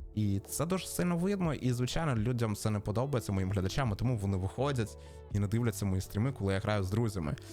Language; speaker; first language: Ukrainian; native; Ukrainian